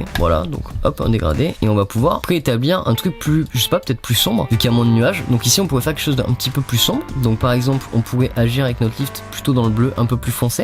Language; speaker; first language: French; native; French